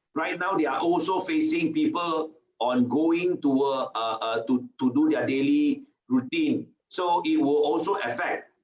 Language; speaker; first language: English; non-native, local second language; Chinese